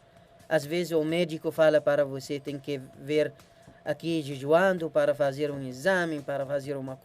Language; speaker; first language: Portuguese; non-native, learner; Arabic